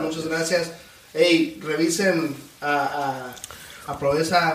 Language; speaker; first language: Spanish; early bilingual, heritage; Spanish